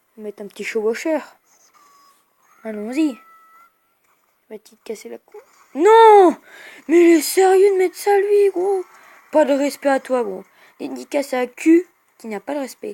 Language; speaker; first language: French; native; French